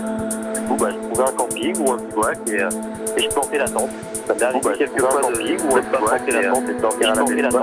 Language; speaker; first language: French; native; French